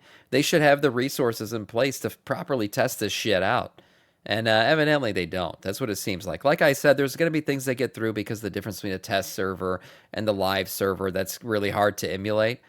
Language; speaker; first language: English; native; English